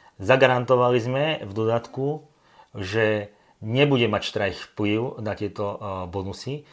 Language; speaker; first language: Slovak; native; Slovak